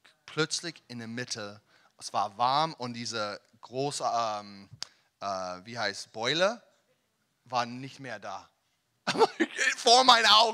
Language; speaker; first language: German; non-native, learner; English